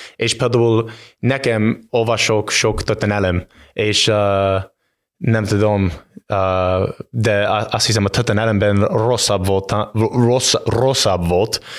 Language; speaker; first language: Hungarian; non-native, learner; English